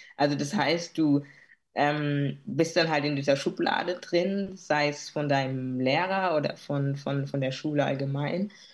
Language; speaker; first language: German; native; German